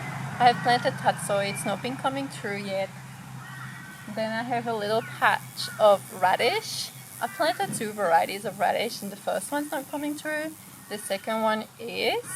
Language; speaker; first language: English; non-native, fluent; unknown